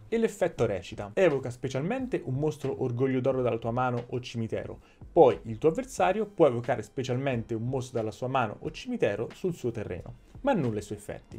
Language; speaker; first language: Italian; native; Italian